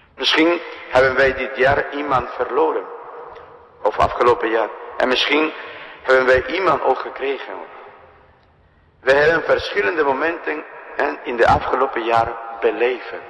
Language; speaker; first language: Dutch; non-native, fluent; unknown